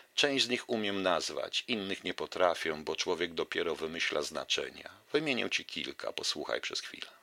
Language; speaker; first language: Polish; native; Polish